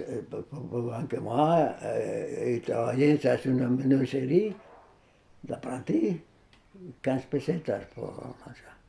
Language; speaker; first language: French; non-native, fluent; Spanish